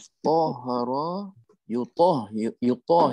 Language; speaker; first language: Arabic; non-native, learner; Malay